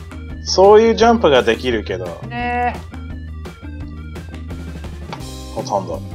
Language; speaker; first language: Japanese; non-native, fluent; English